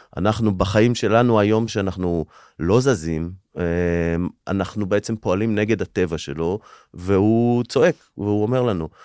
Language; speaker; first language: Hebrew; native; Hebrew